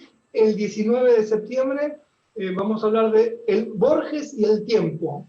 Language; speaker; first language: Spanish; native; Spanish